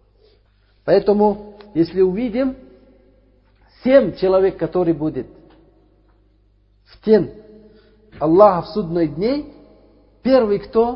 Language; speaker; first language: Russian; non-native, learner; Uzbek